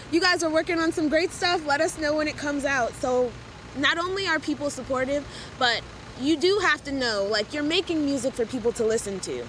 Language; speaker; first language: English; native; English